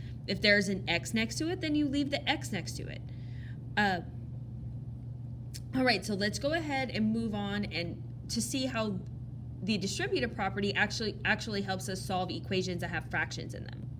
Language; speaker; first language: English; native; English